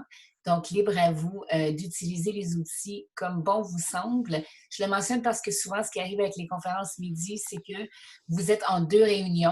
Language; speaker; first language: French; native; French